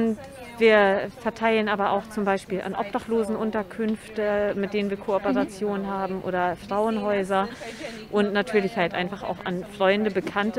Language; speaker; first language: German; native; German